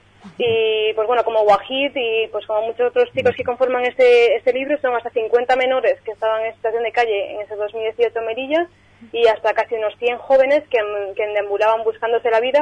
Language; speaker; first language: Spanish; native; Spanish